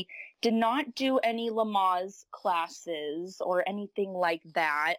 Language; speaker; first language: English; native; English